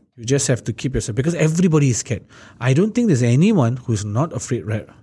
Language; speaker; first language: English; native; English